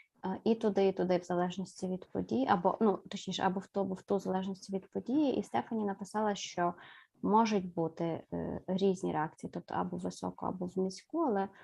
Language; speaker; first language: Ukrainian; native; Ukrainian